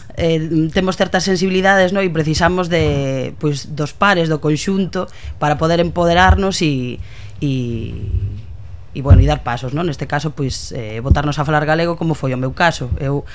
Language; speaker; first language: Galician; non-native, local second language; Spanish